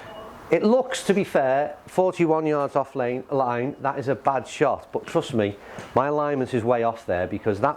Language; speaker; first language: English; native; English